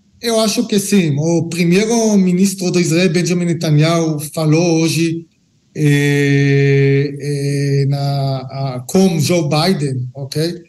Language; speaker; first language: Portuguese; non-native, learner; Hebrew